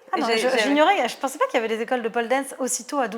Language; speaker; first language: French; native; French